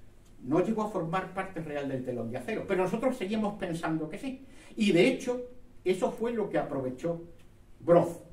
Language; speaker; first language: Spanish; native; Spanish